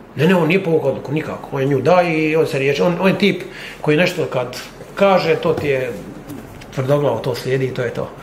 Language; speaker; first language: Croatian; native; Croatian